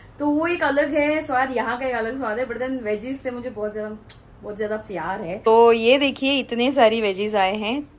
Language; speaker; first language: Hindi; non-native, local second language; Marathi